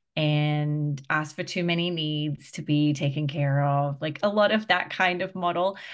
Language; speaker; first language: English; native; English